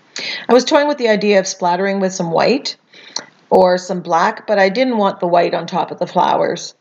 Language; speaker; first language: English; native; English